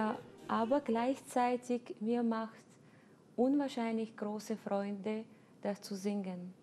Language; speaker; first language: German; non-native, fluent; Bulgarian